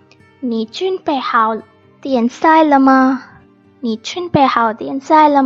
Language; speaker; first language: Chinese; non-native, fluent; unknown